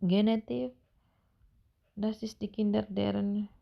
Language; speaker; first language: German; non-native, learner; Indonesian